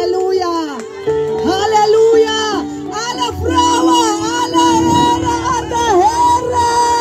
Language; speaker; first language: Dutch; non-native, local second language; Papiamento